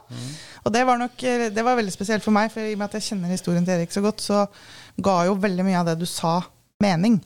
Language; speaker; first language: Norwegian; native; Norwegian